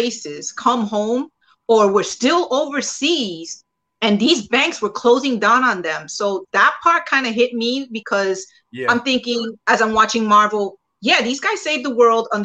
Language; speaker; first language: English; early bilingual, other home language; Spanish